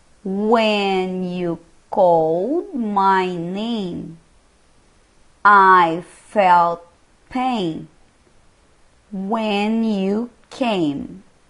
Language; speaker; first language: English; non-native, fluent; Portuguese